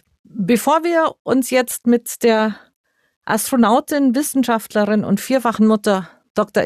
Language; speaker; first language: German; native; German